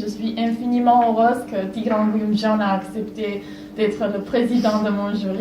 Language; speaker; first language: French; non-native, fluent; Armenian